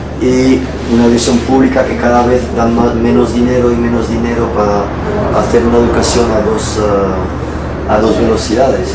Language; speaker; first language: Spanish; early bilingual, heritage; Spanish